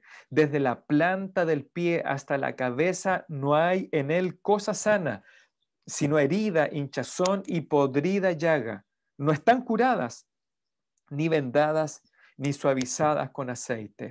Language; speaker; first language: Spanish; native; Spanish